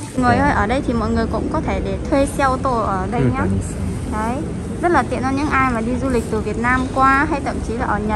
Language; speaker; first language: Vietnamese; native; Vietnamese